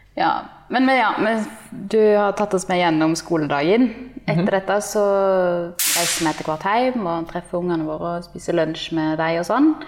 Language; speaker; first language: Norwegian; native; Norwegian